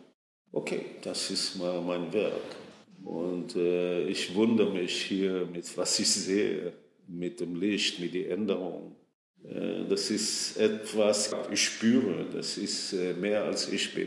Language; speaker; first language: German; non-native, fluent; Hebrew